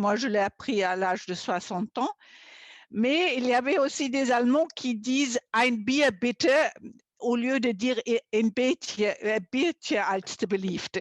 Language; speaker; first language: French; non-native, fluent; German